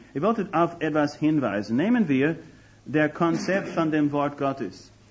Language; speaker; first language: German; non-native, fluent; English